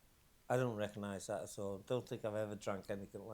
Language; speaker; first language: English; native; English